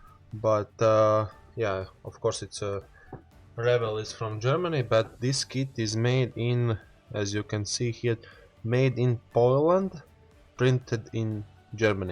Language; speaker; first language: English; non-native, learner; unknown